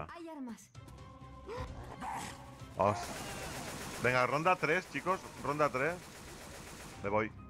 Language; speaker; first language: Spanish; native; Spanish